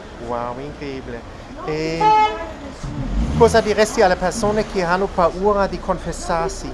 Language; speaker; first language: Italian; non-native, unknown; Croatian